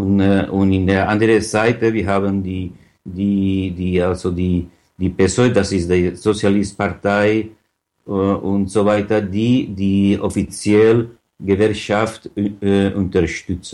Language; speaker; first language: German; non-native, learner; Catalan